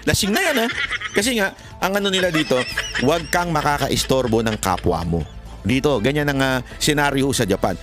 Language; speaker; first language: Filipino; native; Filipino